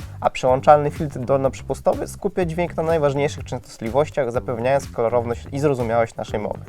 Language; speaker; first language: Polish; native; Polish